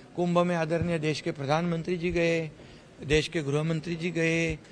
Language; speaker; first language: Hindi; non-native, local second language; Marathi